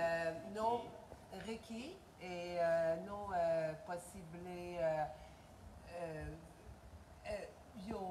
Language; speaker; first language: Spanish; non-native, learner; French